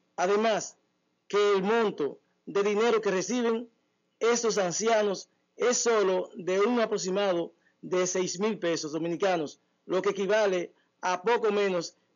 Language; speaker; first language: Spanish; native; Spanish